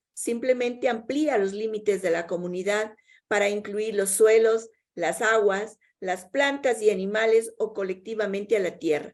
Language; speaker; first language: Spanish; native; Spanish